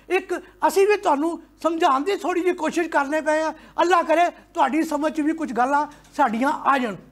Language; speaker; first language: Punjabi; native; Punjabi